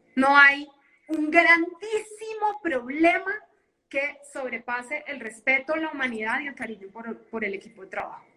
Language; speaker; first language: Spanish; native; Spanish